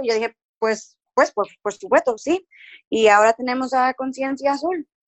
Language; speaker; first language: Spanish; early bilingual, heritage; Spanish